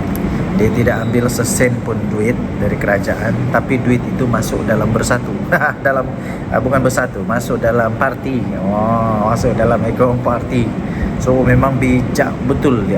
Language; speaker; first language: Malay; native; Malay